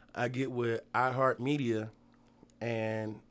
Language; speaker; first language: English; native; English